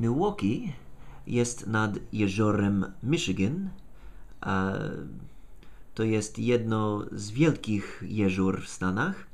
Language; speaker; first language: Polish; non-native, fluent; English